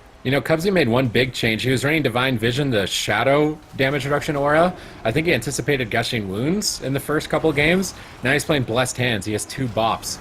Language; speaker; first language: English; native; English